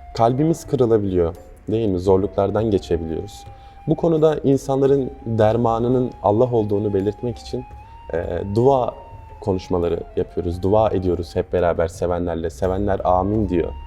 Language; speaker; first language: Turkish; native; Turkish